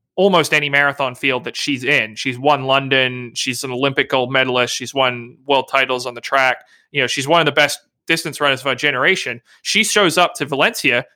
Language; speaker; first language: English; native; English